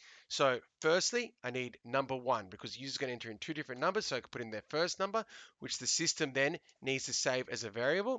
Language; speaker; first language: English; native; English